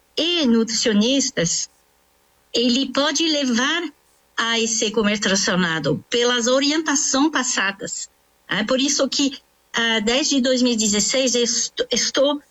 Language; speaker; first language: Portuguese; non-native, fluent; French